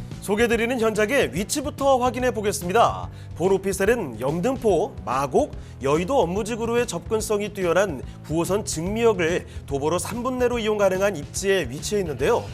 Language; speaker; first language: Korean; native; Korean